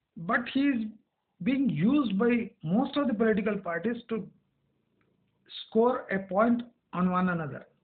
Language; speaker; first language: English; non-native, local second language; Telugu